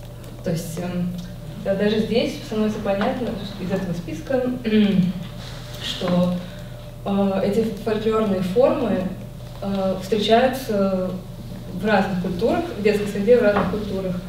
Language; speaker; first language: Russian; native; Russian